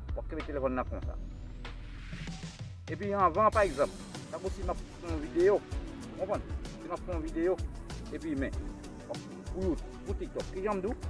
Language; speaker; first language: French; non-native, learner; Haitian Creole